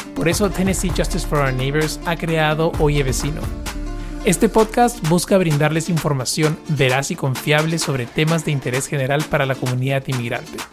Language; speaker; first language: Spanish; native; Spanish